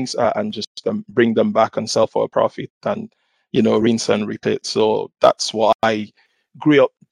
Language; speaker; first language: English; non-native, local second language; Igbo